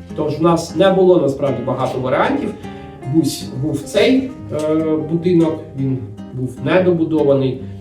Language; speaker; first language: Ukrainian; non-native, local second language; Russian